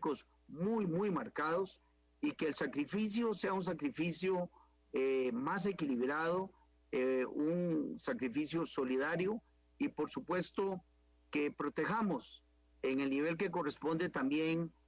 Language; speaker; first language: Spanish; native; Spanish